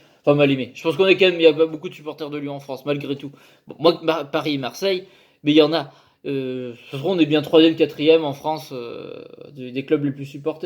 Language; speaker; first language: French; native; French